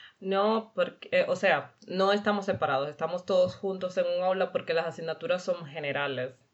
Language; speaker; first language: Spanish; native; Spanish